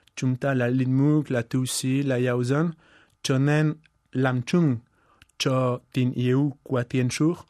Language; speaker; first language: Vietnamese; non-native, fluent; French